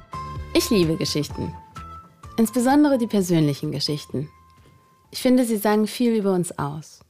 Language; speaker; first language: German; native; German